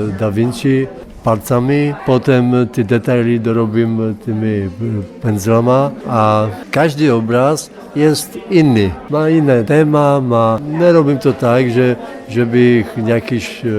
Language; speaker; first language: Polish; non-native, learner; Czech